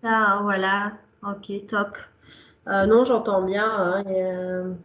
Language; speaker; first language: French; native; French